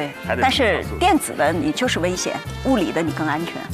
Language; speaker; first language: Chinese; native; Chinese